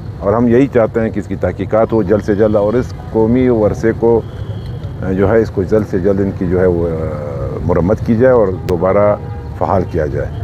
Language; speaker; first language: Urdu; non-native, local second language; Pashto